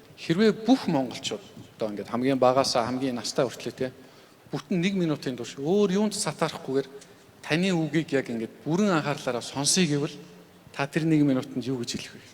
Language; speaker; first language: Mongolian; native; Mongolian